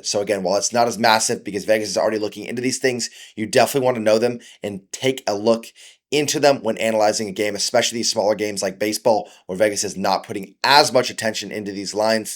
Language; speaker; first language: English; native; English